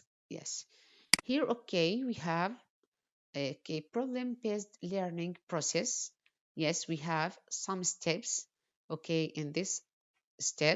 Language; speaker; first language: English; non-native, fluent; Arabic